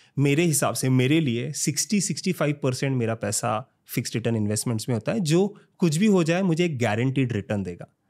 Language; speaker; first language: Hindi; native; Hindi